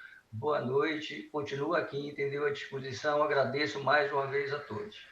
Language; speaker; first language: Portuguese; native; Portuguese